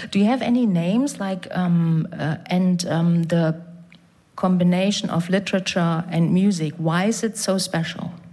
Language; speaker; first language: English; non-native, fluent; German